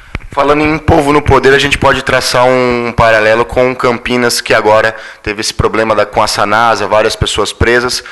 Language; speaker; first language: Portuguese; native; Portuguese